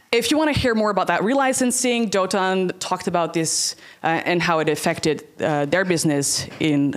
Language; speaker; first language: English; non-native, fluent; Dutch